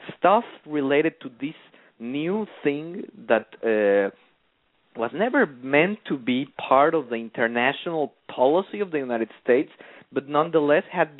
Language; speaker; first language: English; non-native, fluent; Spanish